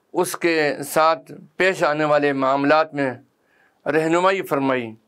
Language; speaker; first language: Urdu; native; Urdu